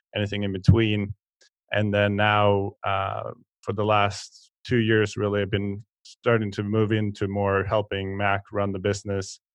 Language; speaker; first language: English; non-native, fluent; Swedish